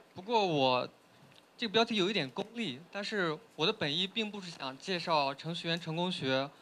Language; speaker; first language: Chinese; native; Chinese